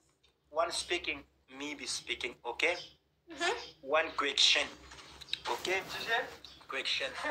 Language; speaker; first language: English; non-native, learner; Pashto